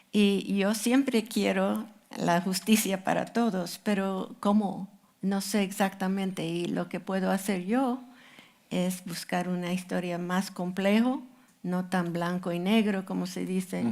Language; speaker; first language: Spanish; non-native, fluent; English